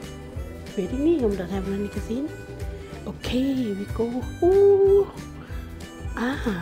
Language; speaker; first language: English; non-native, learner; Thai